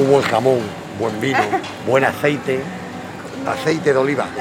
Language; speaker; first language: Spanish; native; Spanish